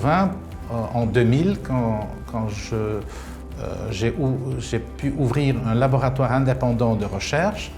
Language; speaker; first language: French; non-native, fluent; Romanian